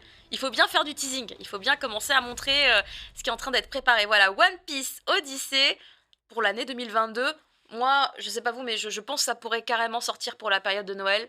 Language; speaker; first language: French; native; French